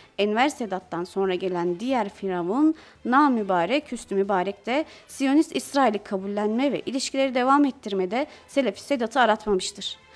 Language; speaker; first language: Turkish; native; Turkish